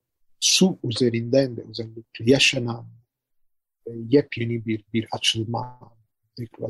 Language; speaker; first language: Turkish; non-native, fluent; Italian